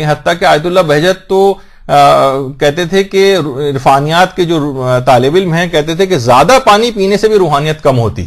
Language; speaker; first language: Urdu; native; Urdu